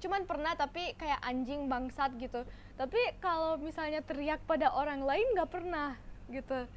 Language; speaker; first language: Indonesian; non-native, fluent; German